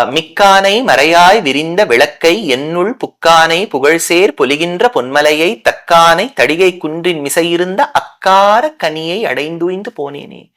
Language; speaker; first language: Kannada; non-native, local second language; Tamil